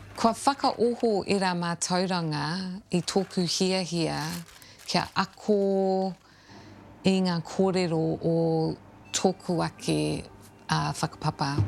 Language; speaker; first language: Māori; early bilingual, other home language; English